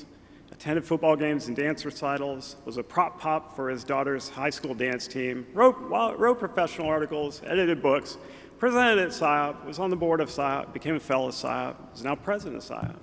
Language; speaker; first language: English; native; English